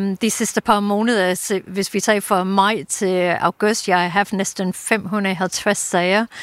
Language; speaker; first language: Danish; non-native, fluent; English